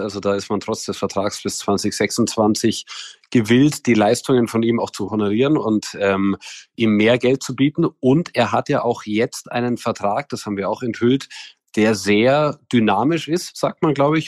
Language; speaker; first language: German; native; German